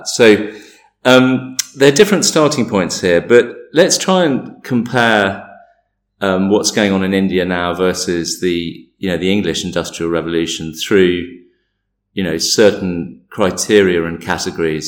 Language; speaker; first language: English; native; English